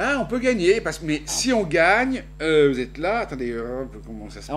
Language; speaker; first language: French; native; French